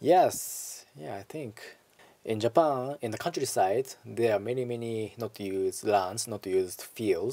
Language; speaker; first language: English; non-native, learner; Japanese